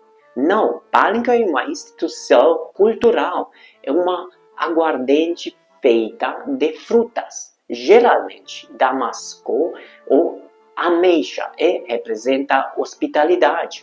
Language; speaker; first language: Portuguese; non-native, fluent; Hungarian